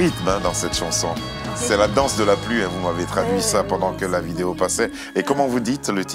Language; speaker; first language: French; native; French